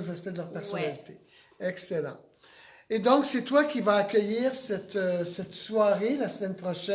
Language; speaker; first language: French; native; French